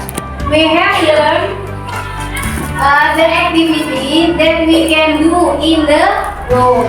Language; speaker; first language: English; non-native, learner; Indonesian